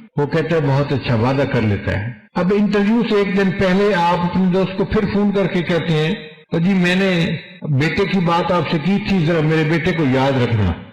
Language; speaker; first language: Urdu; non-native, local second language; Punjabi